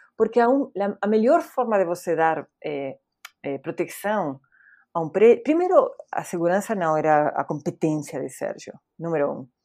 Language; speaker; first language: Portuguese; non-native, fluent; Spanish